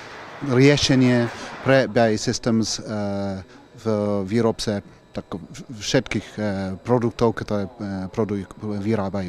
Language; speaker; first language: Slovak; non-native, fluent; English